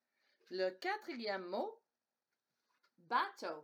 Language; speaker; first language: French; non-native, fluent; English